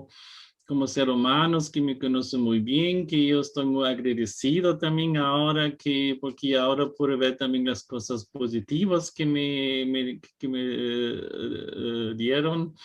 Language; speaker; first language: Spanish; non-native, fluent; German